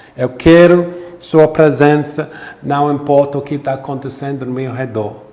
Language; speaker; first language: Portuguese; non-native, fluent; English